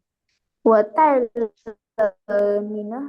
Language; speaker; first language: Chinese; non-native, learner; Lao